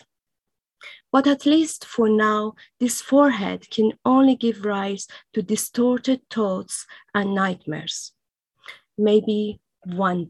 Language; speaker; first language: English; non-native, fluent; Persian